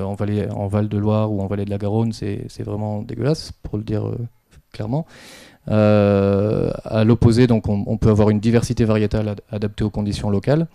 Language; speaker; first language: French; native; French